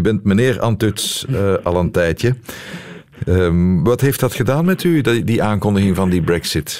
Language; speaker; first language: Dutch; native; Dutch